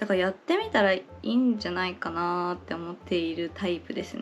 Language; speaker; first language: Japanese; native; Japanese